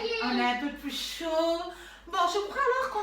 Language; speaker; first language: French; native; French